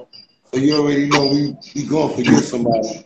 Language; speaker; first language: English; native; English